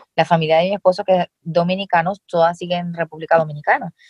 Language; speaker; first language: Spanish; native; Spanish